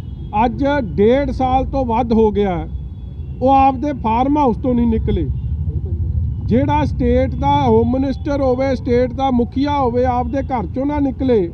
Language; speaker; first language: Hindi; non-native, local second language; Punjabi